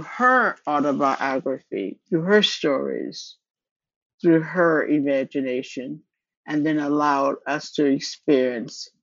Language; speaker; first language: English; native; English